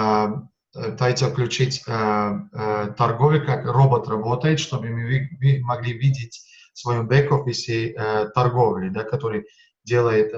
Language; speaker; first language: Russian; non-native, fluent; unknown